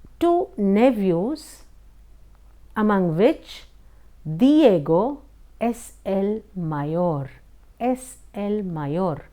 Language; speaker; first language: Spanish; non-native, fluent; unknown